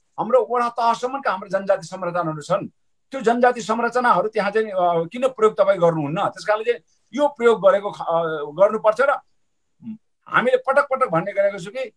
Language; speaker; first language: Nepali; non-native, local second language; Sherpa